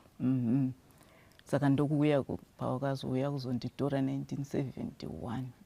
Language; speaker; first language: Shona; non-native, local second language; North Ndebele